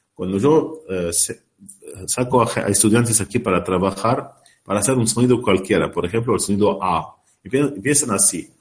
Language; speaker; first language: Spanish; non-native, learner; Arabic